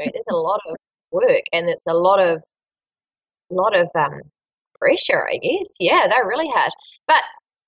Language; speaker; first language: English; native; English